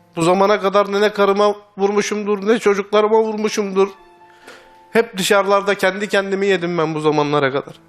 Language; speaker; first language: Turkish; native; Turkish